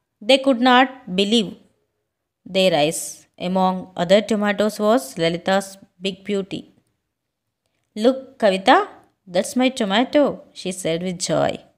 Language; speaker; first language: English; non-native, local second language; Telugu